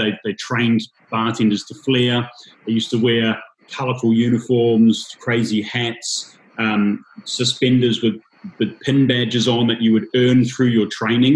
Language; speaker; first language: English; native; English